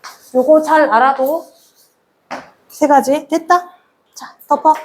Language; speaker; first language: Korean; native; Korean